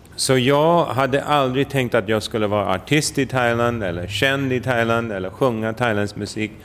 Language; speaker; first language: Swedish; early bilingual, heritage; Swedish